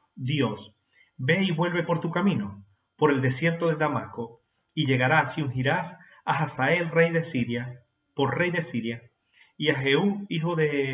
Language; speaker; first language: Spanish; native; Spanish